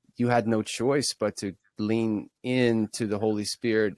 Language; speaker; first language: English; early bilingual, other home language; Russian